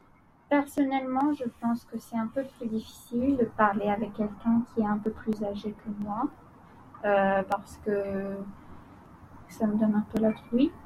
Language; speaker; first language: French; non-native, learner; English